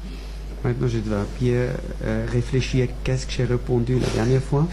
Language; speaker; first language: French; non-native, fluent; German